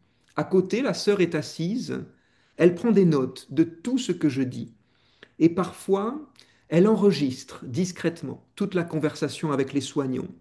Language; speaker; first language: French; native; French